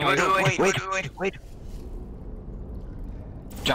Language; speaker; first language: English; non-native, learner; German